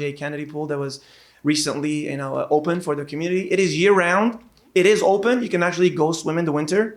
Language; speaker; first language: English; native; English